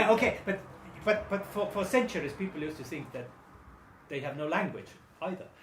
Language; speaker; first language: English; non-native, fluent; Estonian